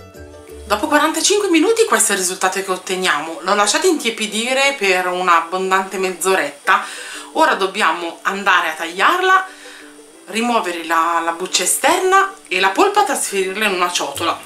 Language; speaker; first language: Italian; native; Italian